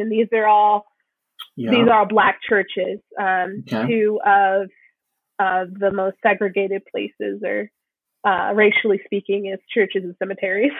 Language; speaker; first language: English; native; English